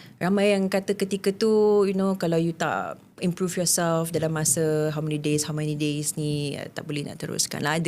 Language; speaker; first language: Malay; non-native, local second language; English